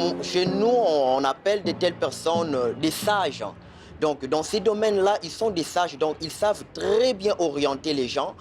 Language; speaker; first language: French; non-native, local second language; Lingala